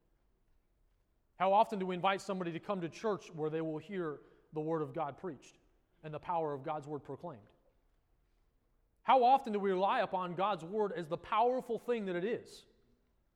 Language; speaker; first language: English; native; English